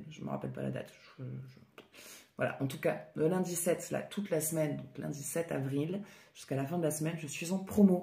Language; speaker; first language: French; native; French